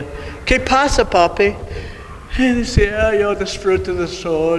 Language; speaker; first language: Spanish; non-native, learner; English